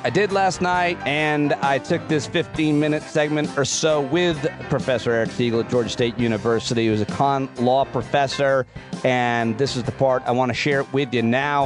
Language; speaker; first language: English; native; English